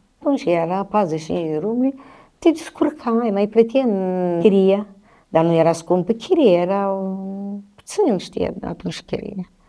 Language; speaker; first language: Romanian; native; Romanian